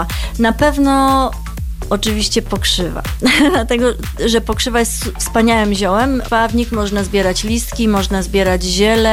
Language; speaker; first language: Polish; native; Polish